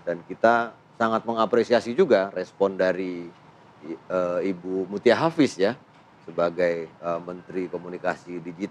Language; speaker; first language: Indonesian; native; Indonesian